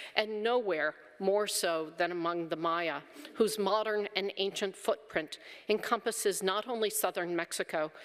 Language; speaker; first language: English; native; English